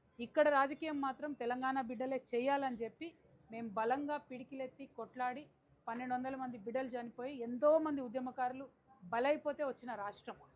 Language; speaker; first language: Telugu; native; Telugu